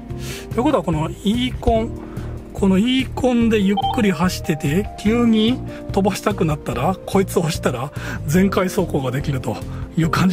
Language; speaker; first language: Japanese; native; Japanese